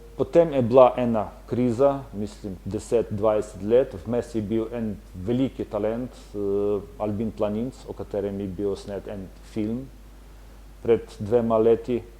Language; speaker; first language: Slovenian; non-native, fluent; Ukrainian